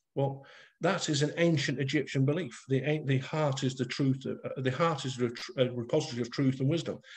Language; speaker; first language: English; native; English